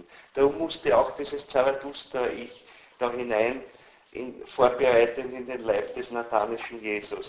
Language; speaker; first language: German; native; German